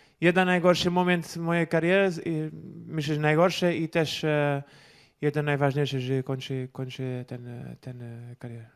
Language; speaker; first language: Polish; non-native, learner; Portuguese